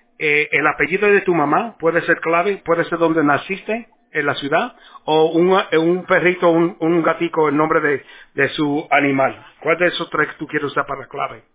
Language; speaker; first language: Spanish; early bilingual, heritage; Spanish